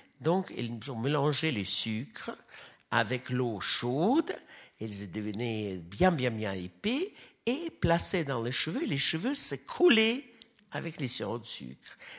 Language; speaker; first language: French; non-native, fluent; Russian